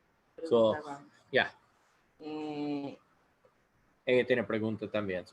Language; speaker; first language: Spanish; non-native, learner; English